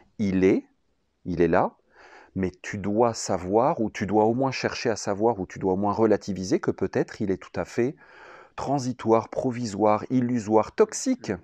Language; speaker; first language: French; native; French